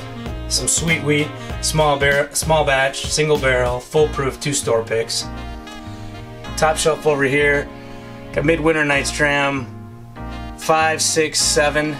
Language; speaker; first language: English; native; English